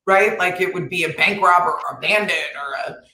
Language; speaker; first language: English; native; English